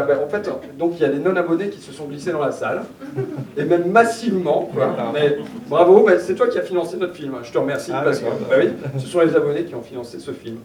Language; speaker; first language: French; native; French